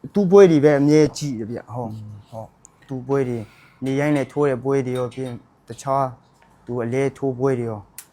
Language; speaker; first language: Burmese; non-native, local second language; Hakha Chin